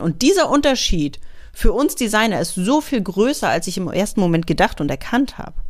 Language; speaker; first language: German; native; German